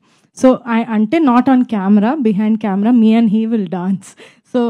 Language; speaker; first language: Telugu; non-native, fluent; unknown